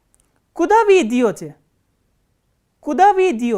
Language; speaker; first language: Russian; non-native, fluent; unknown